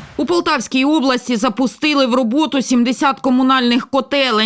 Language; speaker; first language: Ukrainian; native; Ukrainian